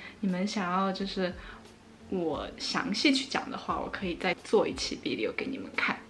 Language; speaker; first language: Chinese; early bilingual, heritage; Chinese